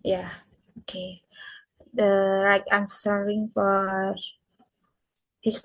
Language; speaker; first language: English; non-native, learner; Indonesian